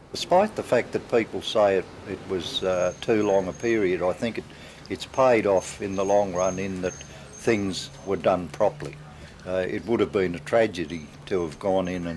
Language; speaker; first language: English; native; English